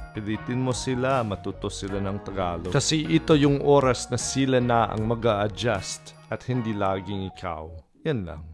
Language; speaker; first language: Filipino; non-native, fluent; English